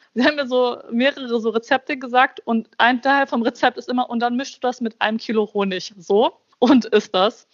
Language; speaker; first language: German; early bilingual, other home language; Bosnian